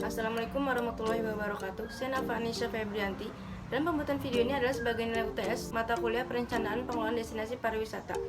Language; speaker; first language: Indonesian; native; Indonesian